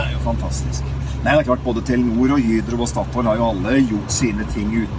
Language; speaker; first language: Norwegian; native; Norwegian